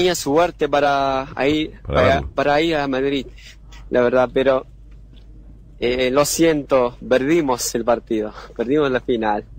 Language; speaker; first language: Spanish; non-native, learner; Arabic